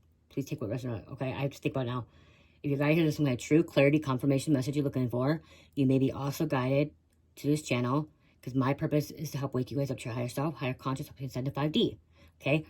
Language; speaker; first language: English; native; English